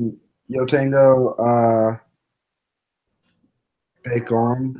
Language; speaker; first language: Spanish; non-native, learner; English